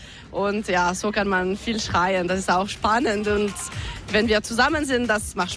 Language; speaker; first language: German; non-native, local second language; French